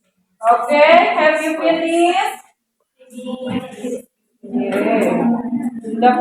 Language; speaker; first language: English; non-native, learner; Indonesian